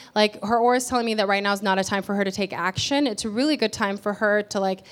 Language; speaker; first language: English; early bilingual, other home language; Spanish